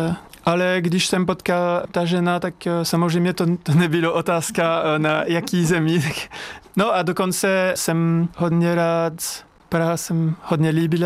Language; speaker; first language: Czech; non-native, learner; French